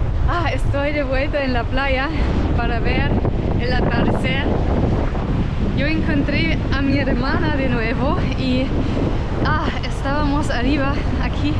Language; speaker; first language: Spanish; non-native, fluent; German